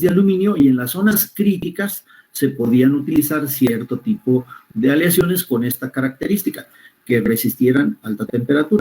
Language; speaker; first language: Spanish; native; Spanish